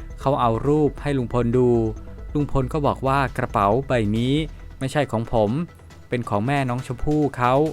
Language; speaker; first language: Thai; native; Thai